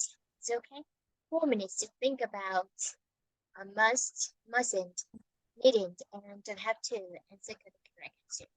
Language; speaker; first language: English; non-native, fluent; Vietnamese